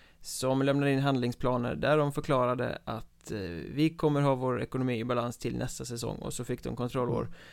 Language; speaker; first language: Swedish; native; Swedish